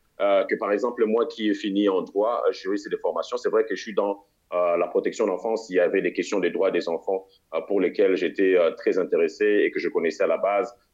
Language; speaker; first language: French; non-native, local second language; Lingala